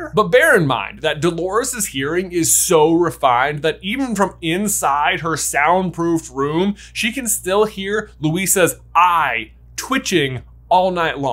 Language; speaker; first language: English; native; English